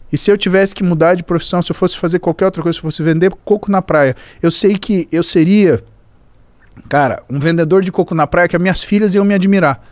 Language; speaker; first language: Portuguese; native; Portuguese